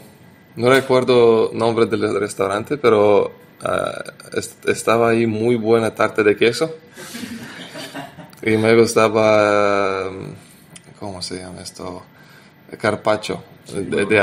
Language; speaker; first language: Spanish; non-native, learner; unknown